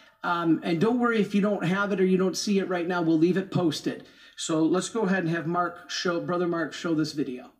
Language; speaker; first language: English; native; English